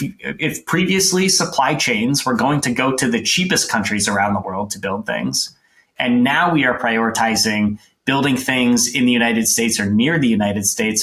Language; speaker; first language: English; native; English